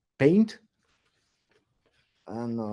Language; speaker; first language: English; non-native, learner; French